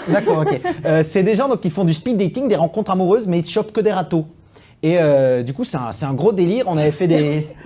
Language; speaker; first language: French; native; French